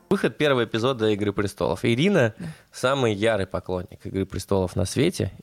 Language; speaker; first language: Russian; native; Russian